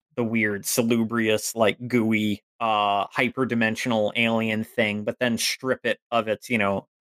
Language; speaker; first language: English; native; English